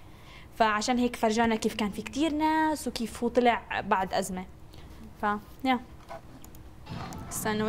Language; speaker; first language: Arabic; native; Arabic